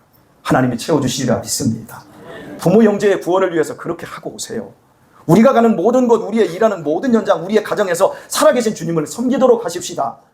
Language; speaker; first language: Korean; native; Korean